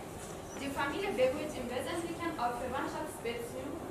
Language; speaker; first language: German; non-native, learner; Uzbek